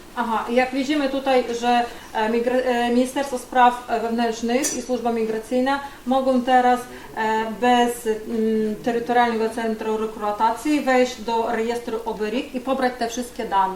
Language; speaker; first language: Polish; non-native, fluent; Ukrainian